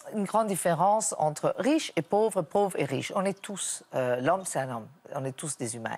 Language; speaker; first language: French; non-native, fluent; Italian